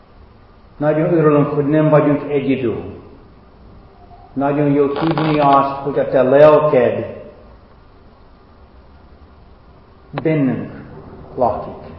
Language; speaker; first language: Hungarian; non-native, fluent; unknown